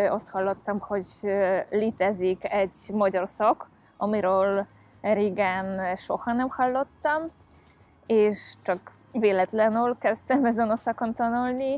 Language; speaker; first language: Hungarian; non-native, fluent; Polish